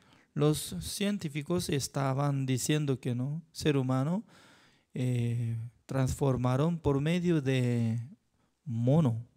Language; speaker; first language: Spanish; non-native, fluent; Korean